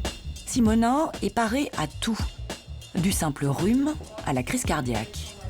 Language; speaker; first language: French; native; French